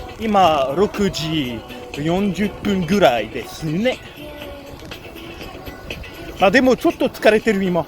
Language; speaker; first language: Japanese; non-native, fluent; French